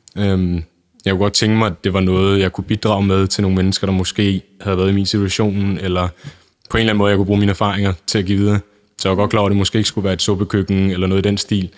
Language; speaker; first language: Danish; native; Danish